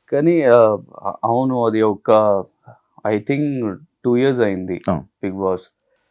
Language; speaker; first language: Telugu; non-native, learner; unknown